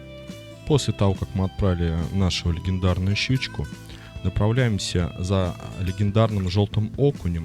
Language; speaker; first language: Russian; native; Russian